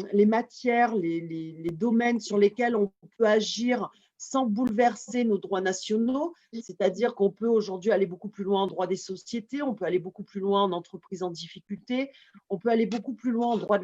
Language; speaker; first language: French; native; French